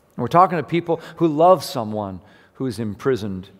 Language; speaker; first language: English; native; English